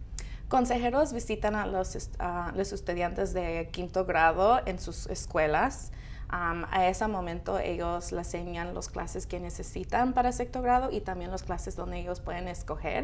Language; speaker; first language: Spanish; early bilingual, heritage; Spanish